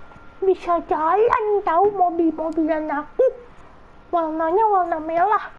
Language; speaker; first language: Indonesian; native; Indonesian